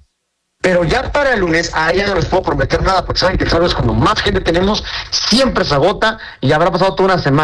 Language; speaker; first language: Spanish; native; Spanish